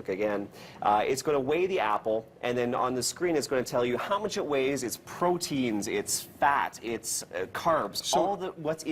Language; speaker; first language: English; native; English